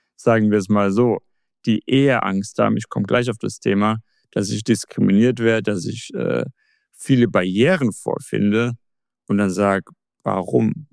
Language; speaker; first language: German; native; German